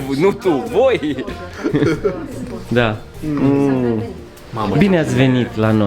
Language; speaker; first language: Romanian; native; Romanian